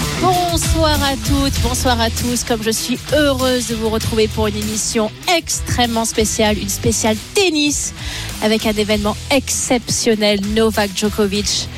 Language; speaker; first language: French; native; French